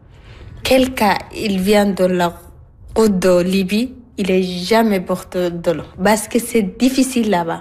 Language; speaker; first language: French; non-native, learner; Arabic